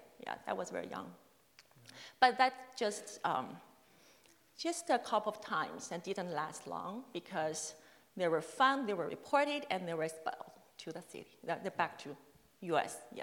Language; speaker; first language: English; non-native, fluent; Chinese